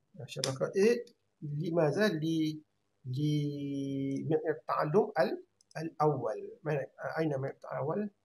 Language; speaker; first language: Arabic; non-native, fluent; Malay